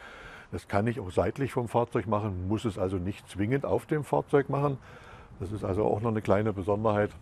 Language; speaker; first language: German; native; German